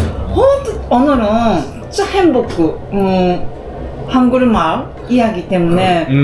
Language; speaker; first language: Korean; non-native, learner; Japanese